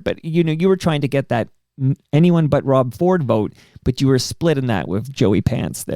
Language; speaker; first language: English; native; English